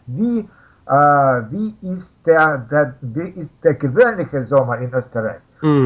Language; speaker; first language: German; non-native, learner; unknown